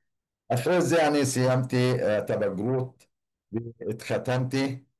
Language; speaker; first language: Hebrew; non-native, local second language; Arabic